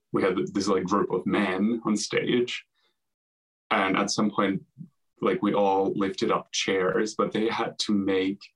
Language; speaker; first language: English; non-native, fluent; Finnish